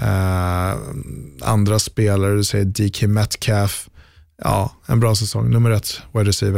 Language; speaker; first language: Swedish; native; Swedish